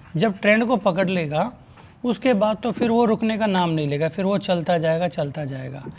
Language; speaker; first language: Hindi; native; Hindi